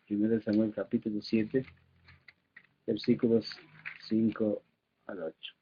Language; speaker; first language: Spanish; native; Spanish